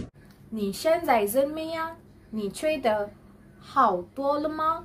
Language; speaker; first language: Chinese; non-native, learner; Malay